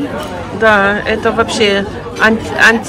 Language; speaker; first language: Russian; non-native, learner; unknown